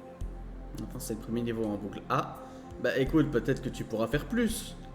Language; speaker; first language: French; native; French